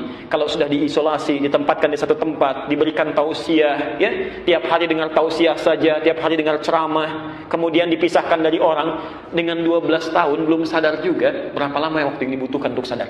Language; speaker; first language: Indonesian; native; Indonesian